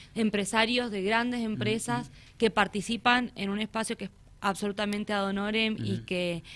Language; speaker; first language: Spanish; native; Spanish